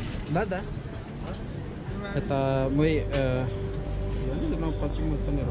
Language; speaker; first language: Russian; non-native, learner; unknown